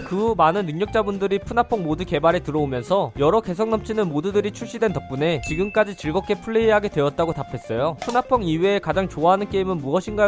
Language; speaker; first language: Korean; native; Korean